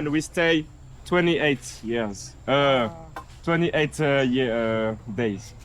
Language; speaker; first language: English; non-native, learner; French